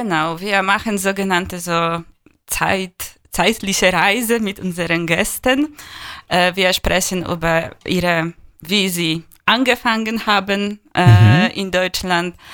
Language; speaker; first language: German; non-native, fluent; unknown